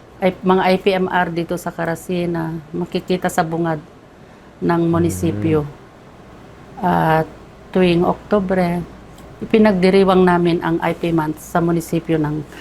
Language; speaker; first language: Filipino; non-native, local second language; Iloko